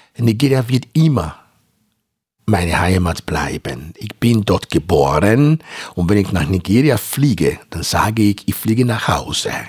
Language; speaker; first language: German; non-native, fluent; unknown